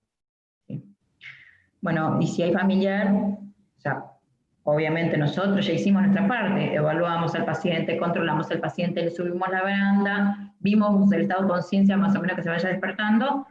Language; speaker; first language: Spanish; native; Spanish